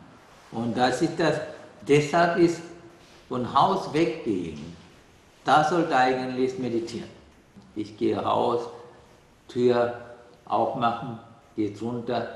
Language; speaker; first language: German; non-native, learner; Sinhala